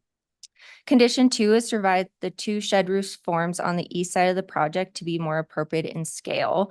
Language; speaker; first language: English; native; English